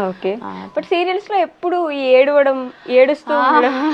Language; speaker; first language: Telugu; native; Telugu